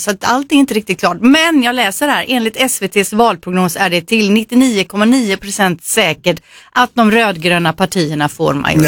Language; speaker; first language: Swedish; native; Swedish